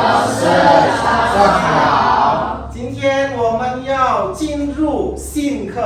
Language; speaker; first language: Chinese; non-native, fluent; Indonesian